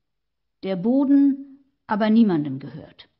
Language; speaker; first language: German; native; German